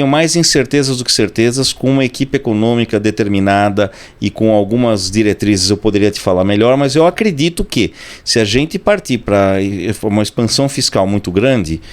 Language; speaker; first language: Portuguese; native; Portuguese